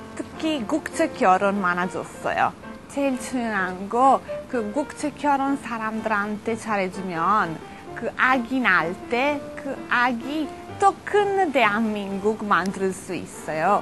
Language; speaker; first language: Korean; non-native, learner; Italian